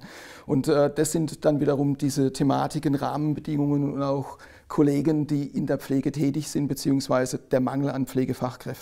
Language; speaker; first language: German; native; German